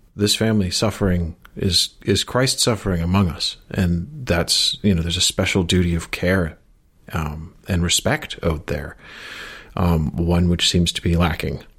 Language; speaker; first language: English; native; English